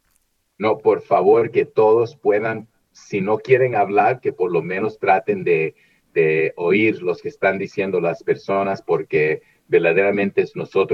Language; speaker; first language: Spanish; early bilingual, heritage; Spanish